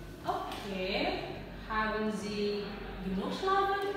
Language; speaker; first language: German; non-native, learner; Indonesian